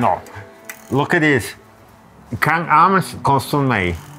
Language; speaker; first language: English; non-native, learner; Spanish